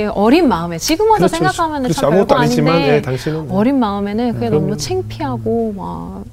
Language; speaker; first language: Korean; non-native, fluent; English